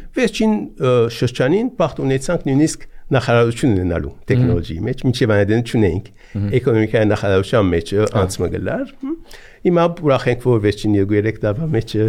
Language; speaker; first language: Armenian; early bilingual, heritage; Armenian